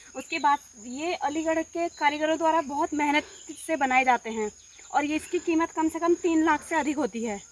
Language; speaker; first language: Hindi; non-native, local second language; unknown